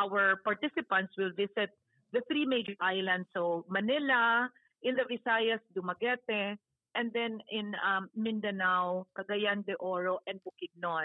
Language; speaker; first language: English; non-native, local second language; Cebuano